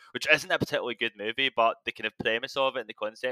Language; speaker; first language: English; native; English